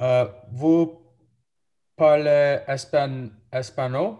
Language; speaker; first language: French; non-native, learner; English